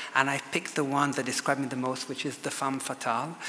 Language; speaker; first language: English; non-native, fluent; Italian